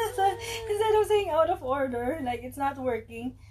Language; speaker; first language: English; non-native, local second language; Filipino